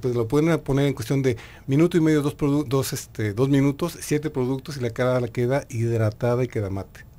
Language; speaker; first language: Spanish; native; Spanish